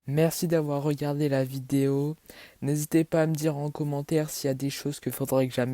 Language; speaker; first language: French; native; French